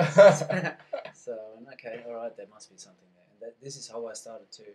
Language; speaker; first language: English; non-native, fluent; German